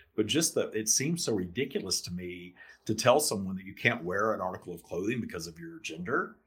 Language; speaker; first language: English; native; English